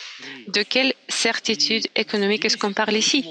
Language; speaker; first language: French; non-native, fluent; Russian